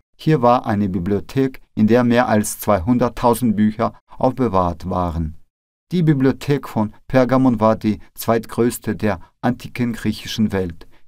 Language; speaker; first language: German; non-native, fluent; Russian